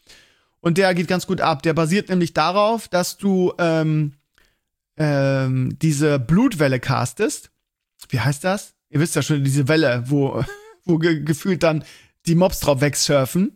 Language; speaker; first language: German; native; German